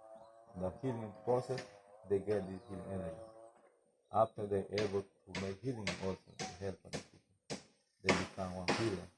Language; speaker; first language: English; non-native, learner; Spanish